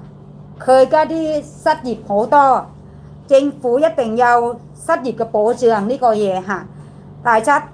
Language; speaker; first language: Cantonese; non-native, learner; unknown